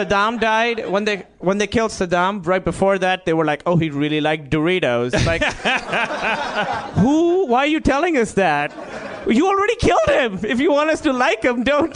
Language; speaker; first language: English; non-native, local second language; Urdu